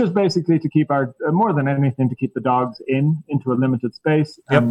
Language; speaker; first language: English; native; English